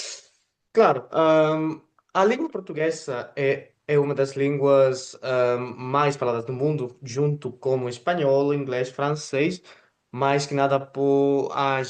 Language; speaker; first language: Portuguese; non-native, fluent; Spanish